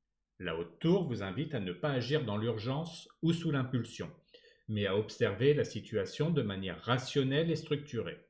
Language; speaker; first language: French; native; French